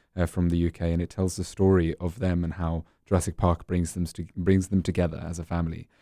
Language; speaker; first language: English; non-native, fluent; Norwegian